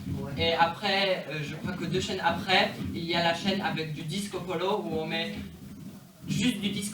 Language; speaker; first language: French; non-native, fluent; Polish